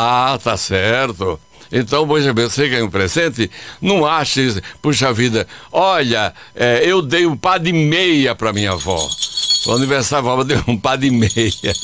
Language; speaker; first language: Portuguese; native; Portuguese